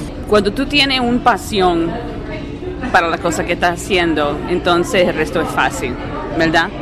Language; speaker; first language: Spanish; early bilingual, heritage; English